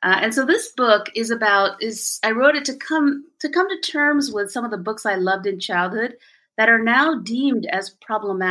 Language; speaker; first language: English; early bilingual, other home language; Bangla